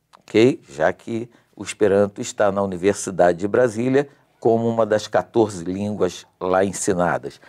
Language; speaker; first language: Portuguese; native; Portuguese